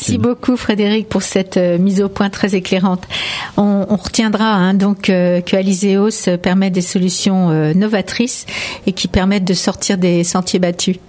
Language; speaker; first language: French; native; French